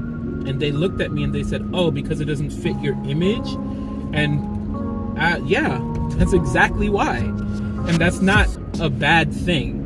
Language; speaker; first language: English; native; English